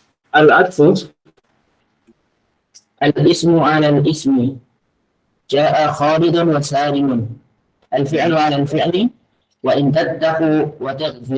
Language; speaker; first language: Arabic; non-native, learner; Indonesian